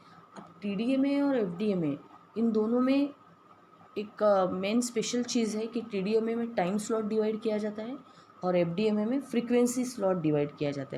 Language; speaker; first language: Hindi; non-native, local second language; Marathi